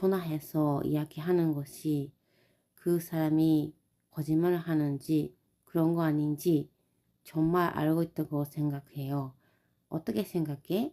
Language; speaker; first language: Korean; non-native, learner; Japanese